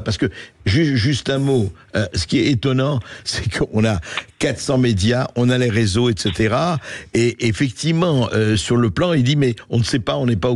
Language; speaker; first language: French; native; French